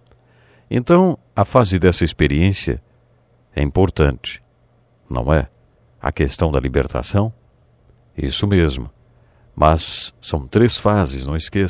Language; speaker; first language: Portuguese; native; Portuguese